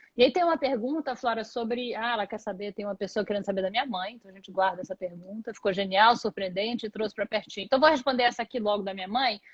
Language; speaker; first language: Portuguese; native; Portuguese